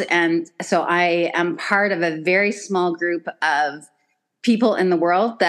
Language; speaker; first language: English; native; English